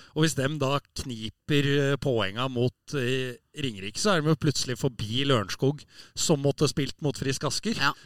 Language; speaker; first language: Norwegian; native; Norwegian